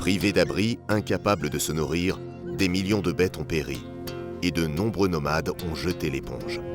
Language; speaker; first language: French; native; French